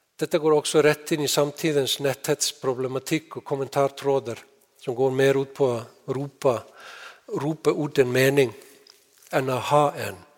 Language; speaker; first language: Norwegian; non-native, fluent; Icelandic